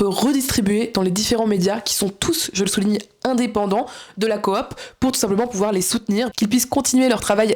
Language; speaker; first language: French; native; French